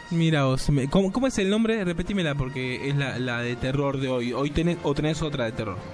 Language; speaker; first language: Spanish; native; Spanish